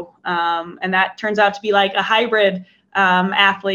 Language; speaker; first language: English; native; English